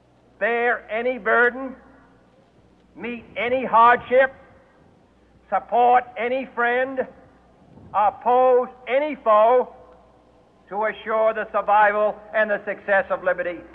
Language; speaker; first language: English; native; English